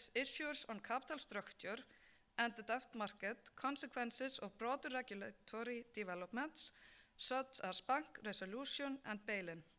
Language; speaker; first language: English; non-native, fluent; Icelandic